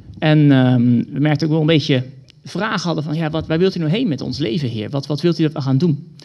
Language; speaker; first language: Dutch; native; Dutch